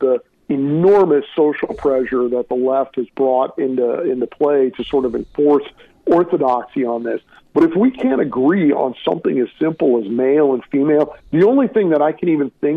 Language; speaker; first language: English; native; English